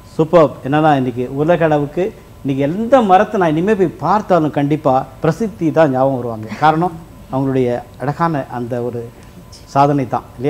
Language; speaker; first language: Tamil; native; Tamil